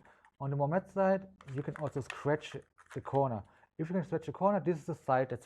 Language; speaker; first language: English; non-native, fluent; German